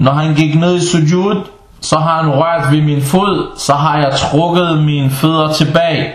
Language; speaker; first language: Danish; early bilingual, other home language; Arabic